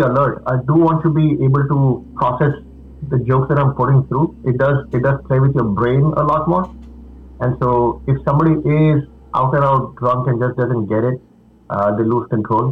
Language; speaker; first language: English; non-native, local second language; Marathi